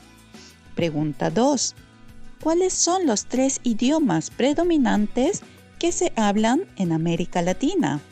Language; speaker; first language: Spanish; non-native, fluent; Norwegian